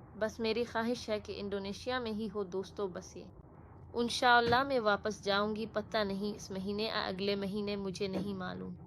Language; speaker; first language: Urdu; non-native, fluent; Indonesian